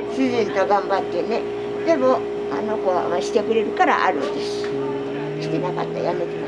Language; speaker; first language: Japanese; native; Japanese